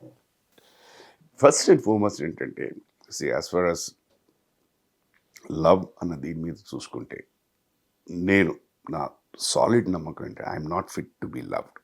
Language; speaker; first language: Telugu; native; Telugu